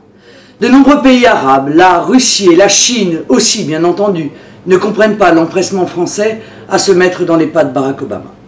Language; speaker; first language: French; native; French